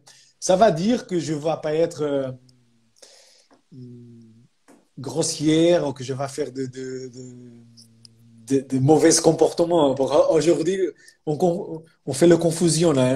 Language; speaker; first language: French; non-native, fluent; Portuguese